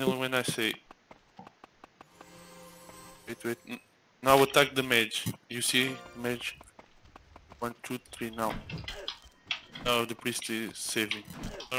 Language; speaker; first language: English; non-native, learner; Turkish